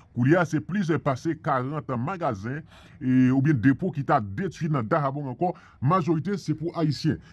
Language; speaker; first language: Haitian Creole; non-native, fluent; Spanish